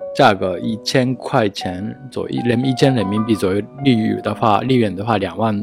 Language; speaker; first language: Chinese; non-native, fluent; Japanese